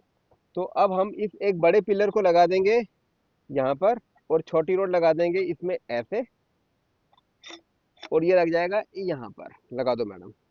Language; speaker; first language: Hindi; native; Hindi